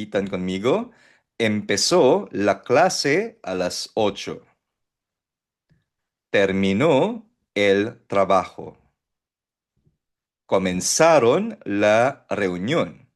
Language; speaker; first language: Spanish; non-native, fluent; Filipino